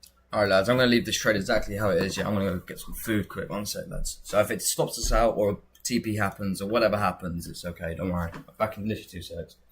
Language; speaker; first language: English; native; English